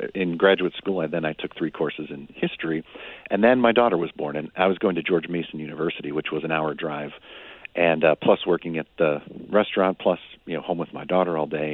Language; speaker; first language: English; native; English